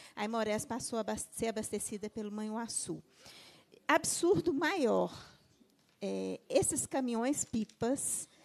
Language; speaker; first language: Portuguese; native; Portuguese